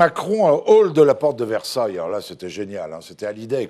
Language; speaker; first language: French; native; French